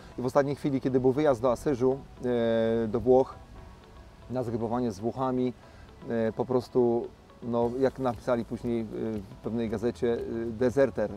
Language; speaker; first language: Polish; native; Polish